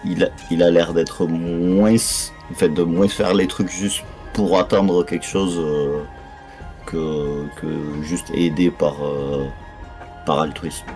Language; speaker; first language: French; native; French